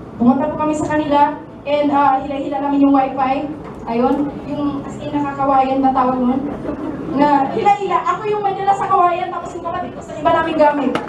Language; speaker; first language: Filipino; non-native, local second language; Cebuano